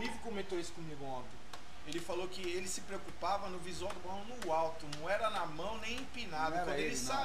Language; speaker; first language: Portuguese; native; Portuguese